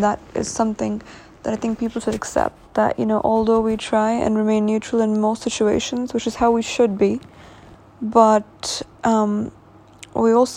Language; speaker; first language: English; non-native, local second language; Urdu